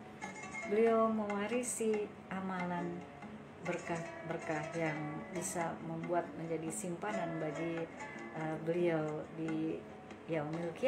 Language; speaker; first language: Indonesian; native; Indonesian